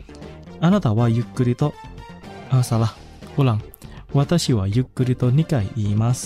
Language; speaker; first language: Japanese; non-native, fluent; Indonesian